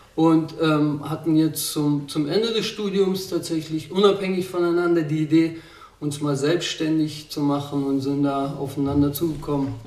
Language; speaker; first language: German; early bilingual, other home language; Russian